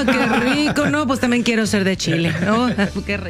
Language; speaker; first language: Spanish; native; Spanish